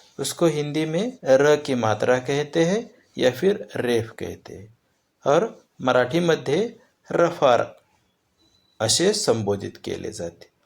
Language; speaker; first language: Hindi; non-native, local second language; Marathi